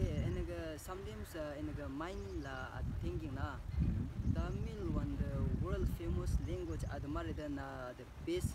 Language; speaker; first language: Tamil; non-native, learner; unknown